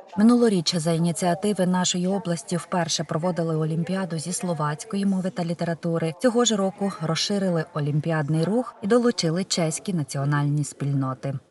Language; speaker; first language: Ukrainian; native; Ukrainian